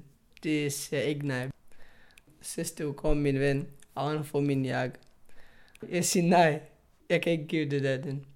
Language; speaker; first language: Danish; non-native, learner; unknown